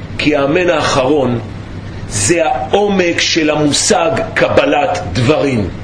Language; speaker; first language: Hebrew; native; Hebrew